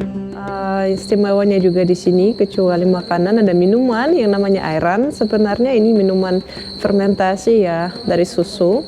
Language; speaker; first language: Indonesian; non-native, fluent; Russian